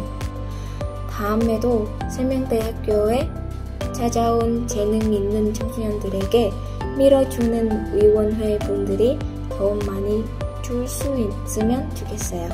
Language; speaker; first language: Korean; non-native, learner; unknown